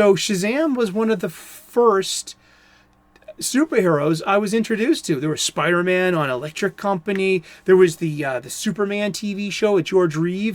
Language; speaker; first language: English; native; English